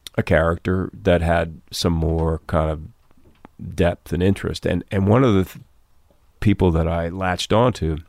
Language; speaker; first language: English; native; English